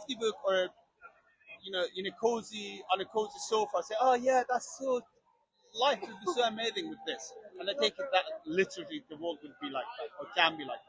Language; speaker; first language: English; non-native, fluent; Persian